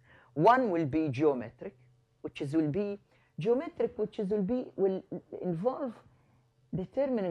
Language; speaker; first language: English; non-native, fluent; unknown